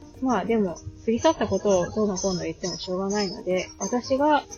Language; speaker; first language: Japanese; native; Japanese